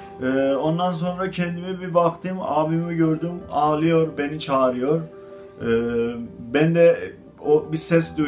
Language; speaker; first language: Turkish; non-native, fluent; Azerbaijani